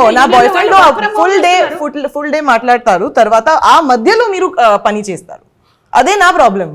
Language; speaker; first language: Telugu; non-native, learner; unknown